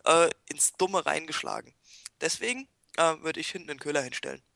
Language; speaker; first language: German; native; German